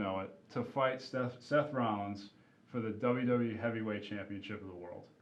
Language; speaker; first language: English; native; English